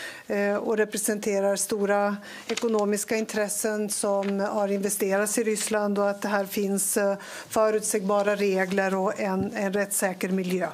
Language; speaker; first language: Swedish; native; Swedish